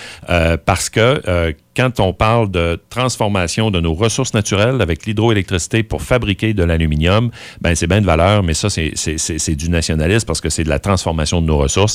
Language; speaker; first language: French; native; French